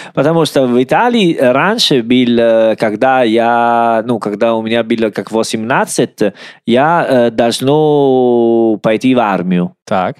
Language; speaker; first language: Russian; non-native, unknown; Italian